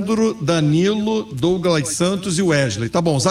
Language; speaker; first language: Portuguese; native; Portuguese